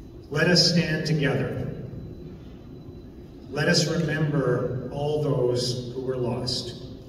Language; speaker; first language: English; native; English